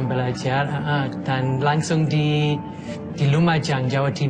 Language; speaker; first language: Indonesian; non-native, fluent; English